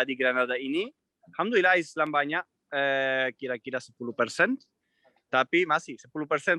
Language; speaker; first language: Indonesian; non-native, fluent; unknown